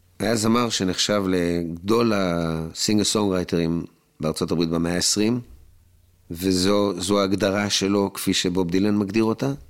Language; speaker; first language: Hebrew; native; Hebrew